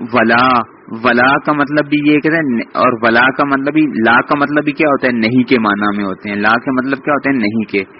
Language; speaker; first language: Urdu; native; Urdu